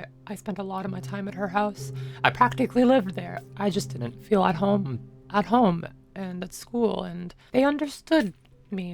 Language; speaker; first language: English; native; English